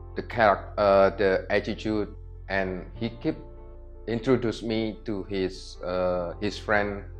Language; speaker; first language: English; non-native, fluent; Indonesian